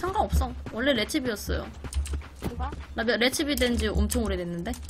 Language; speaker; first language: Korean; native; Korean